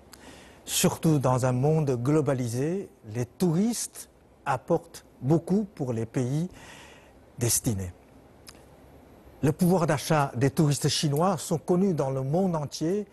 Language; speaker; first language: French; non-native, fluent; Chinese